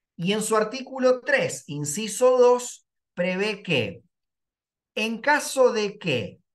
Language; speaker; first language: Spanish; native; Spanish